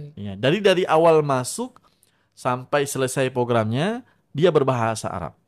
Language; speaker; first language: Indonesian; non-native, local second language; Achinese